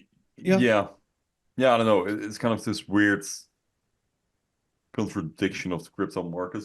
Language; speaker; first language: English; non-native, fluent; Dutch